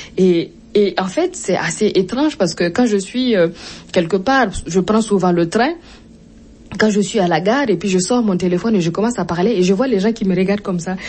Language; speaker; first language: French; non-native, local second language; Mossi